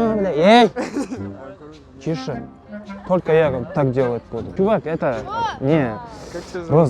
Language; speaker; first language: Russian; non-native, local second language; Kazakh